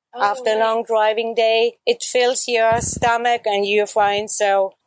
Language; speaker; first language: English; non-native, fluent; German